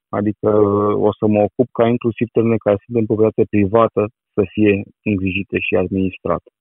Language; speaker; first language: Romanian; native; Romanian